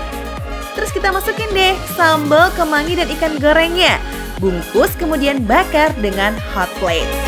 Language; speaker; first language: Indonesian; native; Indonesian